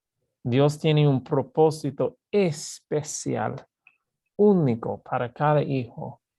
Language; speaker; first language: Spanish; non-native, fluent; English